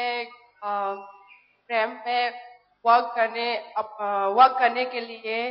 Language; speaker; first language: Hindi; non-native, local second language; Manipuri